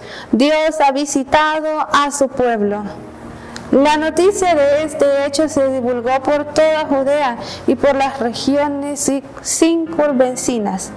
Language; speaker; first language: Spanish; native; Spanish